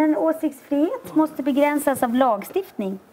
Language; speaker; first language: Swedish; native; Swedish